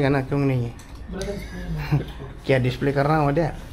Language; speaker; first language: Hindi; non-native, learner; Filipino